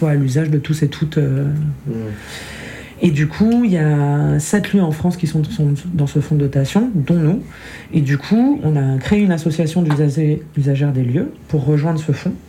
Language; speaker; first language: French; native; French